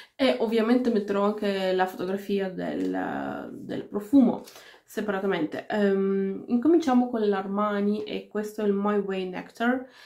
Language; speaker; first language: Italian; non-native, fluent; Finnish